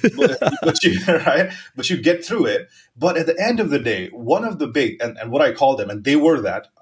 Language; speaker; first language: English; non-native, local second language; Gujarati